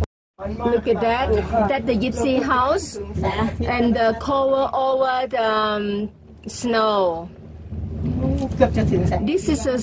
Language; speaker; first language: English; non-native, learner; Thai